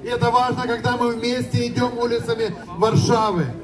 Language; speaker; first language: Polish; non-native, learner; Russian